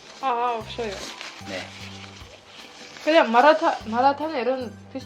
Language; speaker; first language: Korean; non-native, learner; Ukrainian